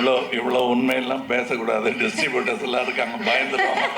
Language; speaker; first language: Tamil; native; Tamil